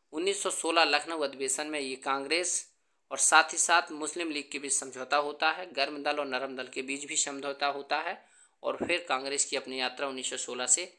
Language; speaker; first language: Hindi; native; Hindi